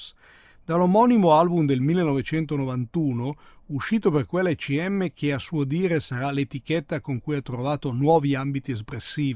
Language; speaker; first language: Italian; native; Italian